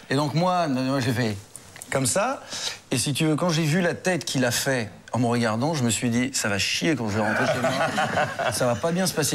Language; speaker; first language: French; native; French